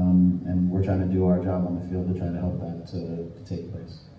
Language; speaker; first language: English; native; English